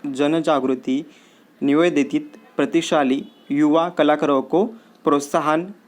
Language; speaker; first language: Hindi; non-native, local second language; Marathi